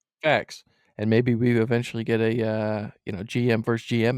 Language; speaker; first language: English; native; English